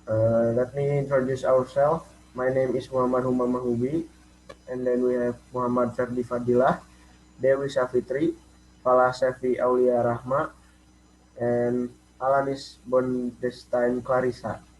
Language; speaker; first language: English; non-native, learner; Indonesian